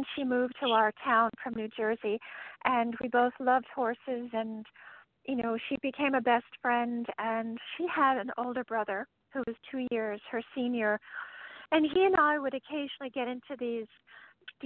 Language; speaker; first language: English; native; English